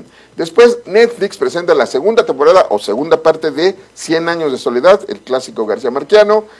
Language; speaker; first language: Spanish; native; Spanish